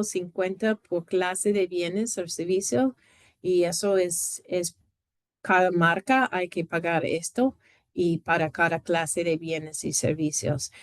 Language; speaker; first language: Spanish; non-native, fluent; English